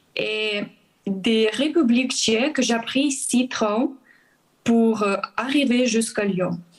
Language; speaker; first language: French; non-native, learner; Ukrainian